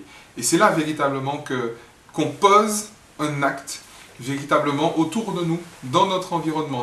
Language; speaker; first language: French; native; French